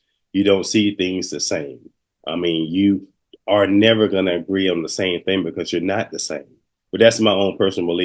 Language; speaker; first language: English; native; English